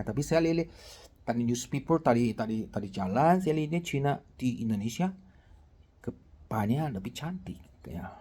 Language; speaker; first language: Indonesian; non-native, fluent; Chinese